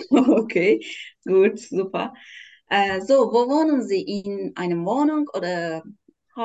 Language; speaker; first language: German; non-native, learner; Turkish